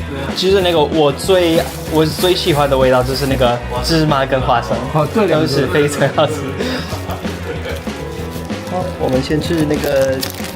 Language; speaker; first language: Chinese; non-native, learner; English